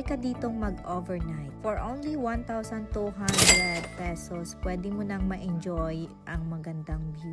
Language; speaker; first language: Filipino; non-native, local second language; Hiligaynon